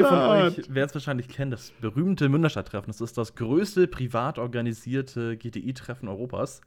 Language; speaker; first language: German; native; German